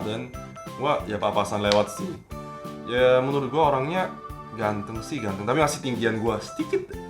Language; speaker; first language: Indonesian; early bilingual, other home language; Korean